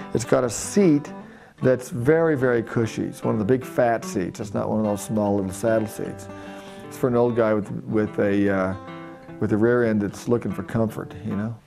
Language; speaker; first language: English; native; English